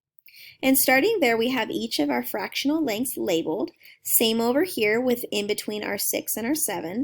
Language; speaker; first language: English; native; English